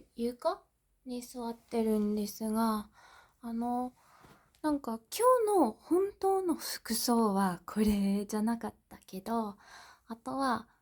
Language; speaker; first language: Japanese; non-native, learner; English